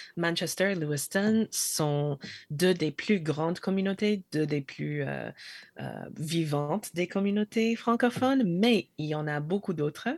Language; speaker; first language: French; non-native, fluent; English